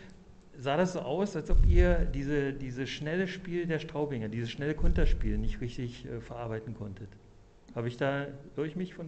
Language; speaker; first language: German; native; German